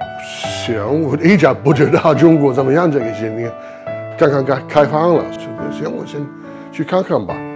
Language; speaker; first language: Chinese; non-native, learner; English